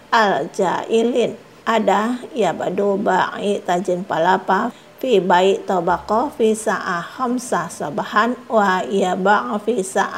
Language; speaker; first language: Arabic; non-native, fluent; Indonesian